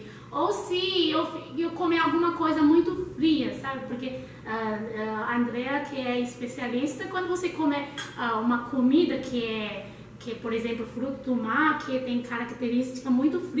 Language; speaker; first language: Portuguese; non-native, learner; Chinese